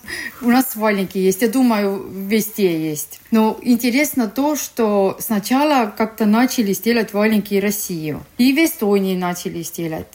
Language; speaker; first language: Russian; non-native, learner; Estonian